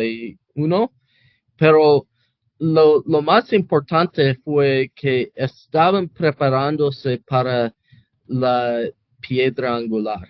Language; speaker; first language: Spanish; non-native, fluent; English